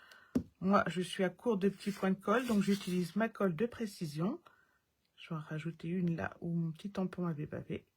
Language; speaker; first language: French; native; French